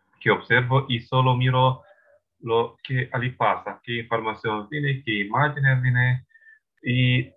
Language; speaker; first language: Spanish; non-native, learner; English